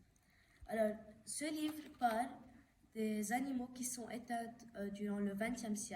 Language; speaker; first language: French; non-native, local second language; Arabic